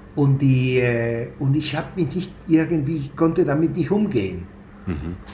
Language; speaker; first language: German; non-native, fluent; Spanish